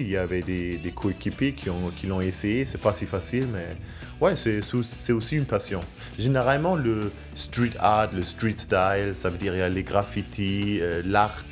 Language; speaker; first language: French; non-native, fluent; German